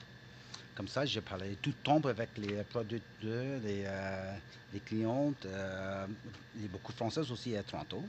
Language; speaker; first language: French; non-native, local second language; English